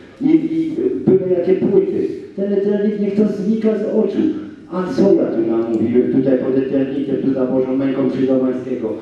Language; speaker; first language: Polish; native; Polish